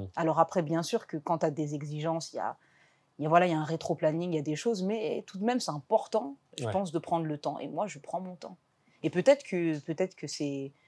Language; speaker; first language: French; native; French